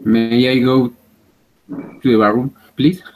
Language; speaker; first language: English; non-native, learner; Spanish